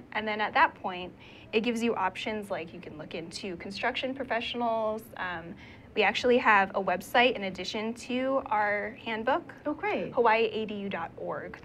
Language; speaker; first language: English; native; English